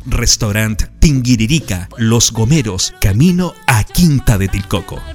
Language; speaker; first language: Spanish; native; Spanish